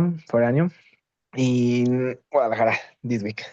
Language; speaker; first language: English; non-native, learner; Spanish